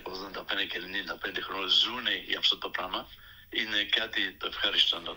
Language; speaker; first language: Greek; early bilingual, heritage; Greek